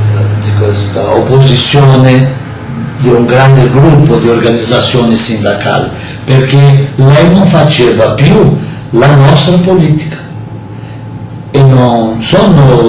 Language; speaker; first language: Italian; non-native, fluent; Portuguese